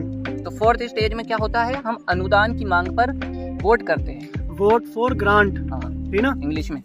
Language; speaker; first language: Hindi; native; Hindi